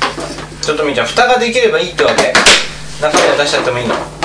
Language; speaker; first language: Japanese; native; Japanese